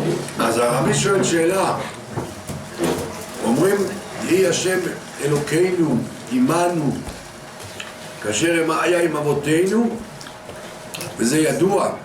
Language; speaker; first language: Hebrew; non-native, fluent; French